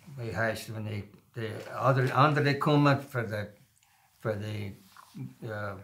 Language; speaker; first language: English; non-native, local second language; Swiss German